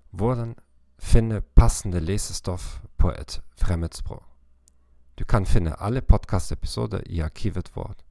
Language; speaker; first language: Norwegian; non-native, learner; German